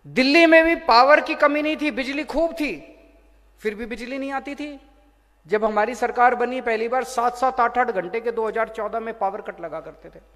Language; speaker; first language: Hindi; native; Hindi